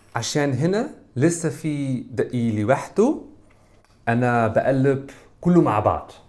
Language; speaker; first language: Egyptian Arabic; non-native, fluent; German